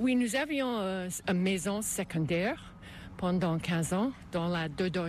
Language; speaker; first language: French; non-native, fluent; English